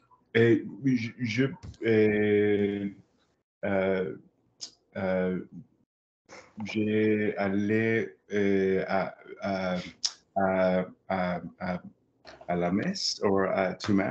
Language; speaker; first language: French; non-native, learner; Spanish